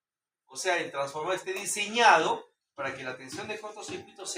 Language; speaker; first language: Spanish; native; Spanish